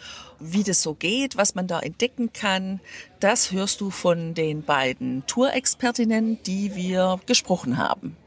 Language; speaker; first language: German; native; German